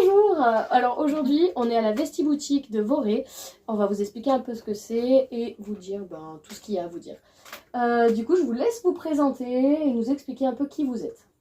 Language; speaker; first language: French; native; French